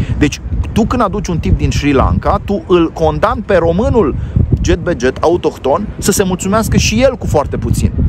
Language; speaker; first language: Romanian; native; Romanian